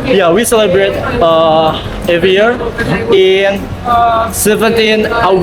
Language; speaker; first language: English; non-native, learner; Indonesian